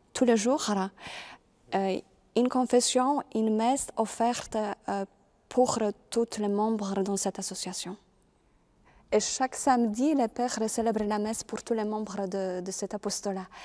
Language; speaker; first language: French; non-native, fluent; Polish